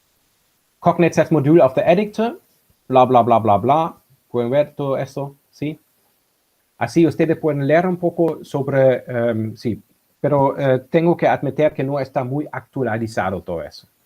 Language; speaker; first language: Spanish; non-native, fluent; German